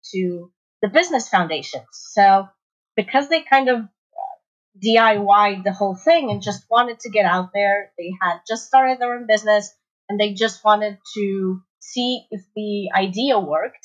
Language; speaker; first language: English; non-native, fluent; Portuguese